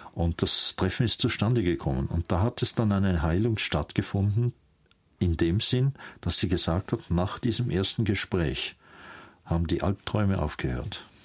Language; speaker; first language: German; native; German